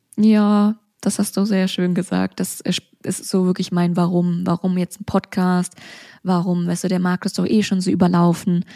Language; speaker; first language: German; early bilingual, other home language; Vietnamese